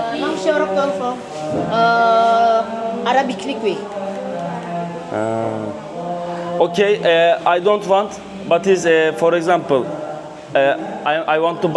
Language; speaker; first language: English; non-native, learner; Turkish